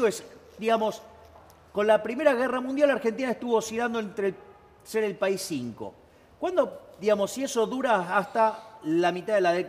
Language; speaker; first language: Spanish; native; Spanish